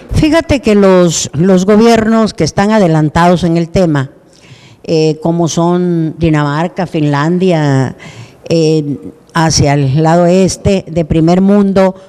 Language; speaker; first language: Spanish; native; Spanish